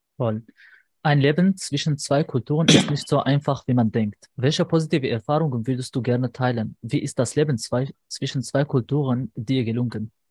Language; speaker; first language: German; native; German